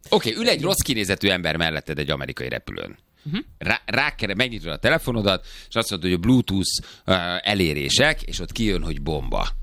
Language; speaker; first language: Hungarian; native; Hungarian